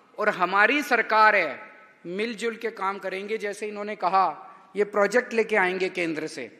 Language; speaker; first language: Hindi; native; Hindi